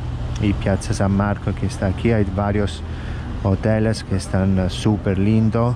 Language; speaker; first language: Spanish; non-native, fluent; Italian